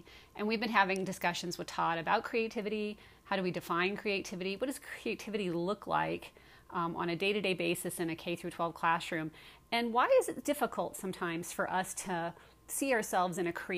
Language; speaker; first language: English; native; English